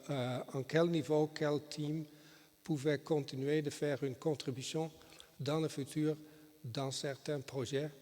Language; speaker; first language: French; non-native, fluent; Dutch